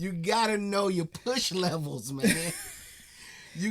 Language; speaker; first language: English; native; English